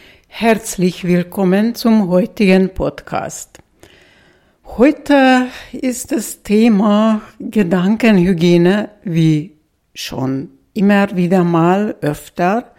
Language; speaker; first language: German; non-native, fluent; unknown